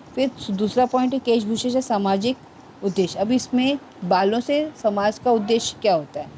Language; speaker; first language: Hindi; non-native, local second language; Marathi